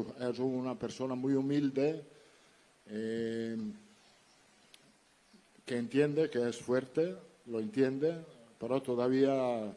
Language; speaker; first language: Spanish; non-native, fluent; Italian